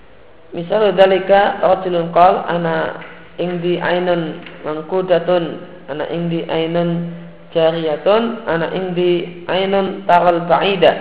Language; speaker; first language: Arabic; non-native, fluent; Indonesian